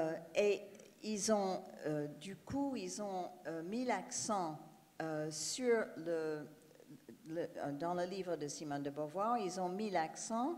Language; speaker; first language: French; non-native, fluent; English